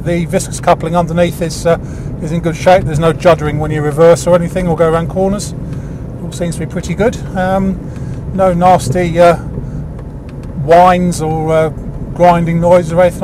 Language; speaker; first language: English; native; English